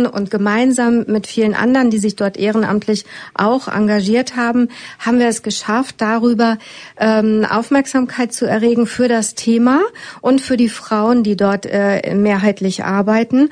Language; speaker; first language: German; native; German